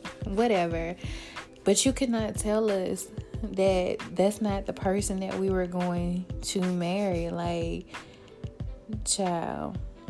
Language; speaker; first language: English; native; English